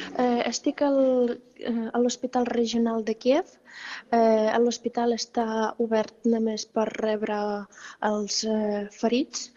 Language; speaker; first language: Catalan; non-native, fluent; Ukrainian